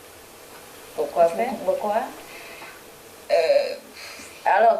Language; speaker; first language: French; non-native, learner; Vietnamese